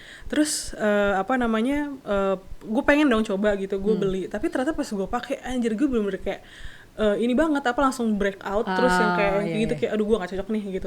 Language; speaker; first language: Indonesian; native; Indonesian